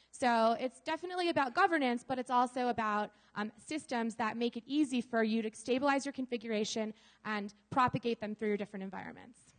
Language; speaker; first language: English; native; English